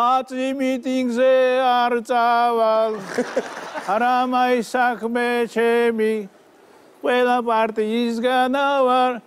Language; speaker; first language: Georgian; native; Georgian